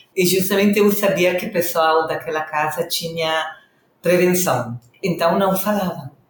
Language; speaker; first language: Portuguese; non-native, fluent; Italian